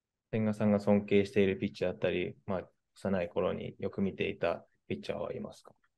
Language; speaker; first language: Japanese; native; Japanese